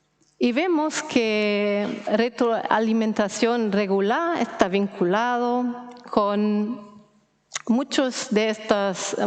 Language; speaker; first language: Spanish; non-native, fluent; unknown